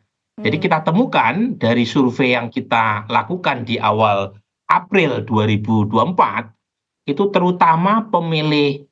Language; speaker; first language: Indonesian; native; Indonesian